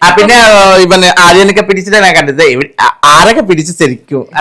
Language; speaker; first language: Malayalam; non-native, fluent; Assamese